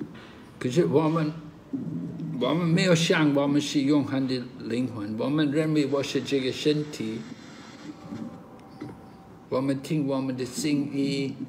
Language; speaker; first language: Chinese; non-native, learner; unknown